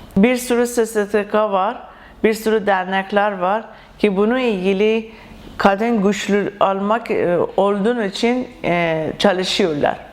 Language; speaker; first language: Turkish; non-native, learner; Persian